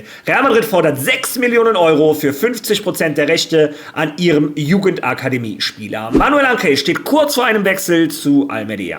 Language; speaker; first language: German; native; German